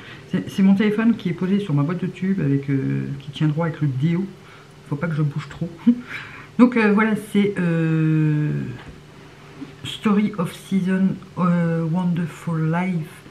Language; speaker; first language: French; native; French